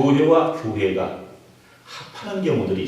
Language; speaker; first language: Korean; native; Korean